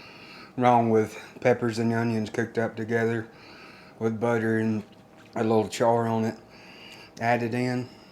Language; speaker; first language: English; native; English